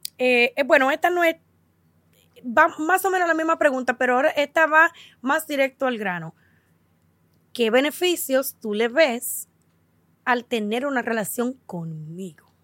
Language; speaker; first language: Spanish; early bilingual, heritage; Spanish